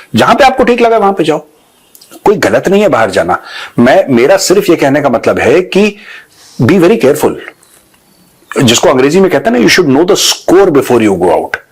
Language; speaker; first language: Hindi; native; Hindi